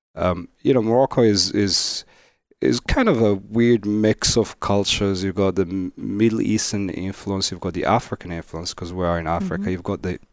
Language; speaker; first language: English; non-native, fluent; Arabic